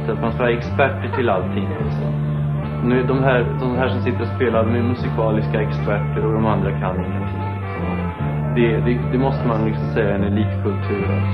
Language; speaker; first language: Swedish; native; Swedish